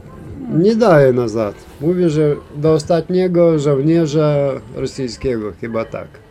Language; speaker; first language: Polish; non-native, fluent; Ukrainian